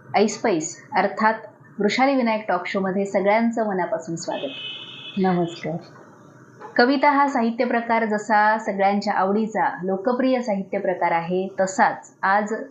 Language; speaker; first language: Marathi; native; Marathi